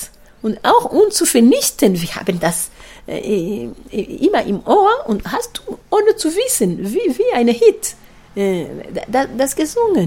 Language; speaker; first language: German; non-native, fluent; Kinyarwanda